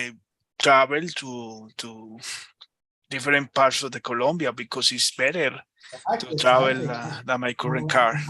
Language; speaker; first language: English; non-native, learner; Spanish